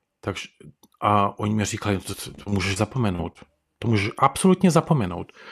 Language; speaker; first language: Czech; early bilingual, heritage; Czech